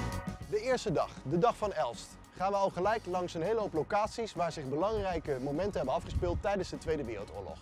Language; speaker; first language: Dutch; native; Dutch